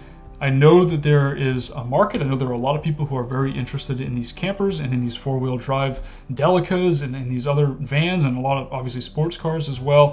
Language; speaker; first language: English; native; English